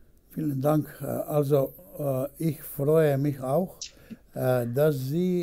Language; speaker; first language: German; non-native, learner; Slovenian